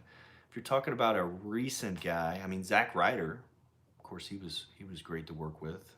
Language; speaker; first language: English; native; English